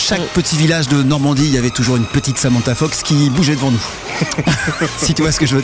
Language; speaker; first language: French; native; French